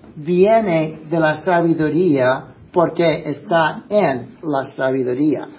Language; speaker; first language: Spanish; non-native, fluent; English